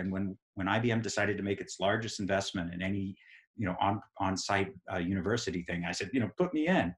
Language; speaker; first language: English; native; English